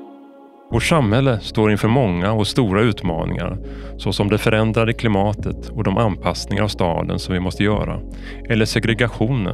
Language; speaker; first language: Swedish; native; Swedish